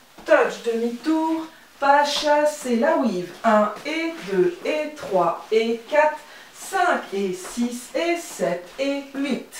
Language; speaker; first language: French; native; French